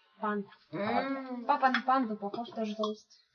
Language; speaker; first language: Russian; native; Russian